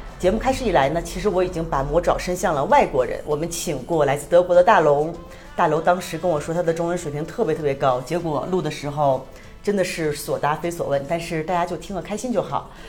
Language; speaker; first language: Chinese; native; Chinese